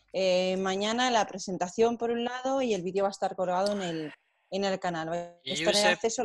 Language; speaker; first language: Spanish; native; Spanish